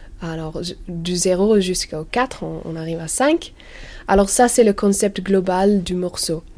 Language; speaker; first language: French; non-native, learner; English